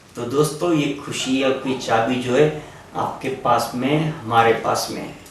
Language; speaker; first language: Hindi; non-native, local second language; Marathi